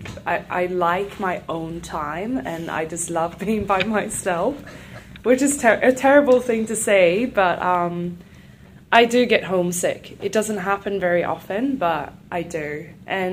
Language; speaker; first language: English; non-native, fluent; Swedish